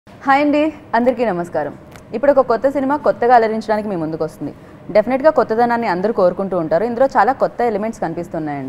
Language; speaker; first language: Telugu; native; Telugu